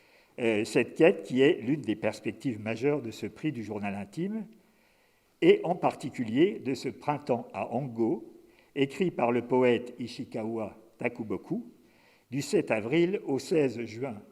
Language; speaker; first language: French; native; French